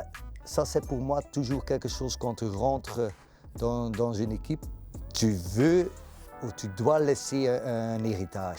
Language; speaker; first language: French; non-native, local second language; Dutch